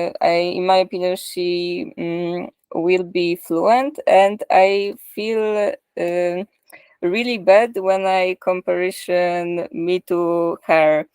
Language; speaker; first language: English; non-native, learner; Polish